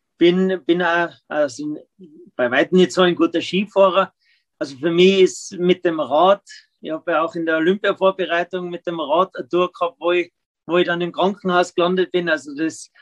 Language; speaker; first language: German; native; German